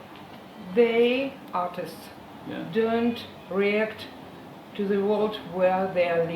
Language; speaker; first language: English; non-native, learner; Ukrainian